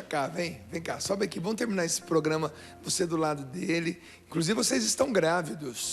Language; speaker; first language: Portuguese; native; Portuguese